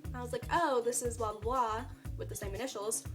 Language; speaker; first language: English; native; English